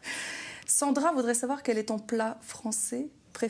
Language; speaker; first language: French; native; French